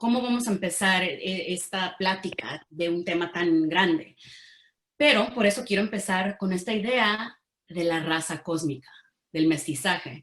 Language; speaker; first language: Spanish; early bilingual, heritage; Spanish